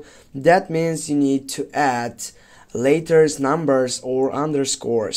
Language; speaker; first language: English; non-native, fluent; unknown